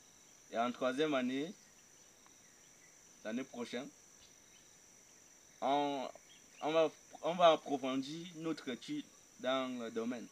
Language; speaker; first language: French; non-native, local second language; English